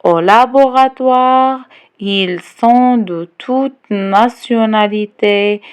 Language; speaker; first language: French; non-native, local second language; Arabic